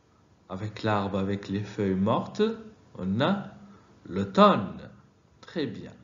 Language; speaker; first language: French; non-native, fluent; Arabic